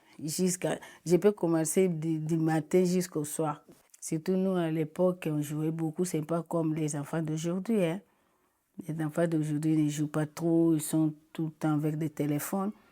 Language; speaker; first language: French; non-native, local second language; Lingala